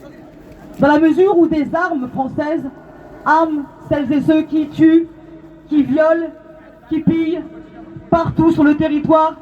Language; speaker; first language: French; native; French